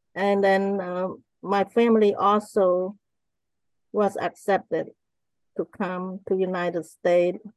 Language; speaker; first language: English; non-native, fluent; Khmer